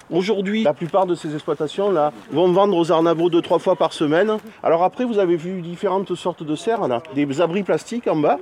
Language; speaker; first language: French; native; French